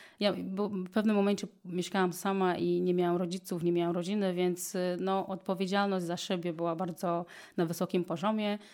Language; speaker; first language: Polish; non-native, fluent; Portuguese